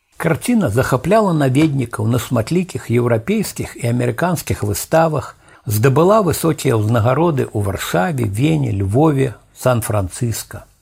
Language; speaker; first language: Belarusian; native; Belarusian